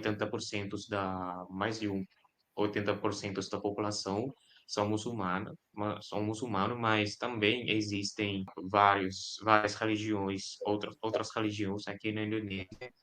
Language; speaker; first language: Portuguese; non-native, fluent; Indonesian